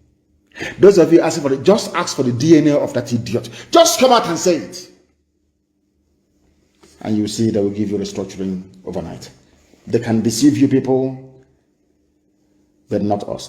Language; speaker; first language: English; non-native, local second language; Igbo